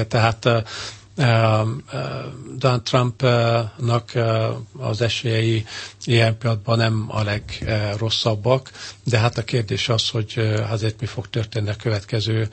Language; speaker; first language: Hungarian; native; Hungarian